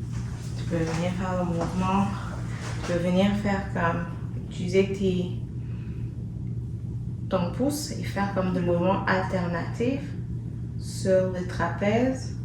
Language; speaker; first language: French; native; French